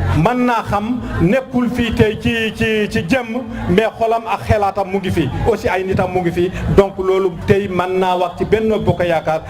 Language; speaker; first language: Wolof; non-native, local second language; Fula